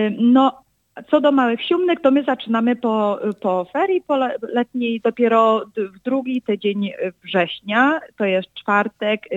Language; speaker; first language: Polish; early bilingual, heritage; Polish